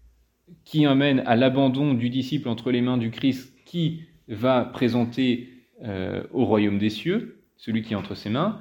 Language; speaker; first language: French; native; French